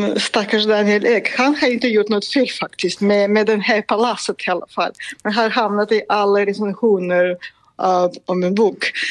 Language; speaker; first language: Swedish; non-native, fluent; Russian